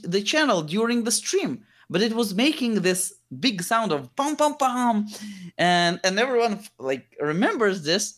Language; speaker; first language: English; early bilingual, other home language; Hebrew